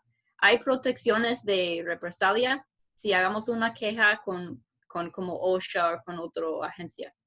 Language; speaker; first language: Spanish; non-native, fluent; English